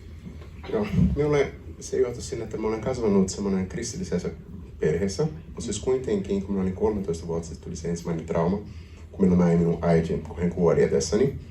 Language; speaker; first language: Finnish; non-native, learner; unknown